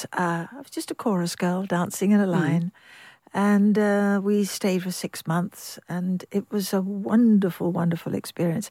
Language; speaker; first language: English; native; English